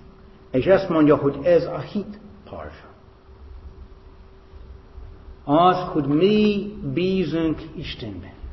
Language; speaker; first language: Hungarian; non-native, fluent; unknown